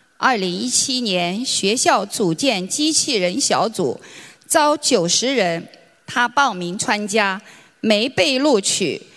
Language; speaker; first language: Chinese; native; Chinese